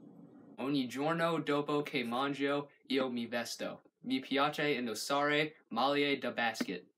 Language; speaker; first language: Italian; non-native, learner; English